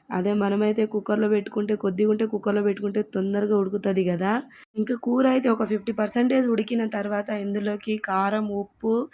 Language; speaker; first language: Telugu; native; Telugu